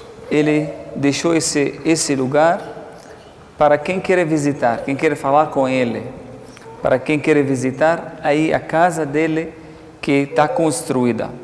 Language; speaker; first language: Portuguese; non-native, fluent; Arabic